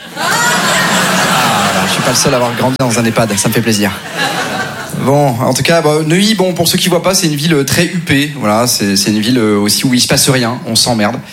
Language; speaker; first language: French; native; French